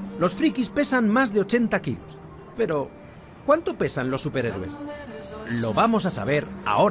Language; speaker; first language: Spanish; native; Spanish